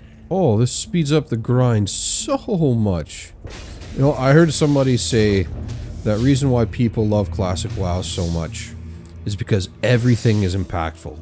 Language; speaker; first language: English; native; English